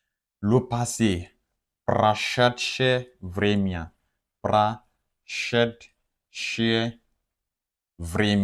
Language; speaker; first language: Russian; non-native, fluent; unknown